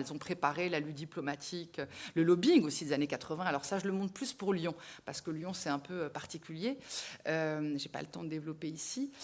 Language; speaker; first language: French; native; French